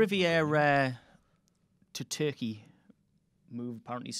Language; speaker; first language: English; native; English